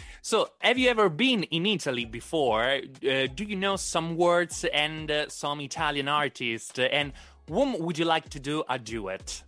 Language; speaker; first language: English; non-native, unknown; Italian